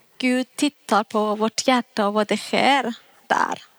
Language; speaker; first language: Swedish; non-native, fluent; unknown